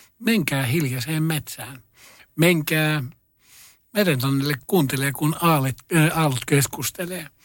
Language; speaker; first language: Finnish; non-native, local second language; Swedish